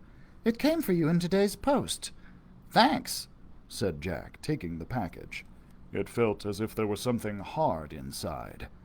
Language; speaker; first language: English; native; English